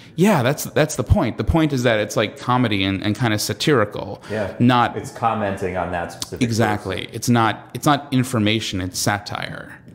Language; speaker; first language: English; native; English